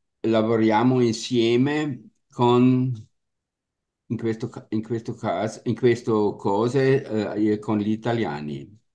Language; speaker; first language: Italian; non-native, learner; German